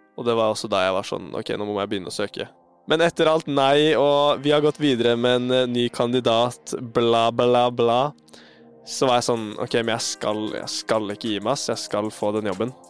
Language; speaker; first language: Norwegian; native; Norwegian